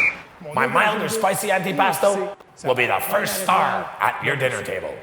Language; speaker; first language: English; native; English